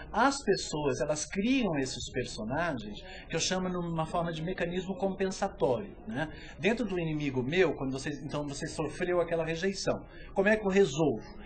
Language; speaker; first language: Portuguese; native; Portuguese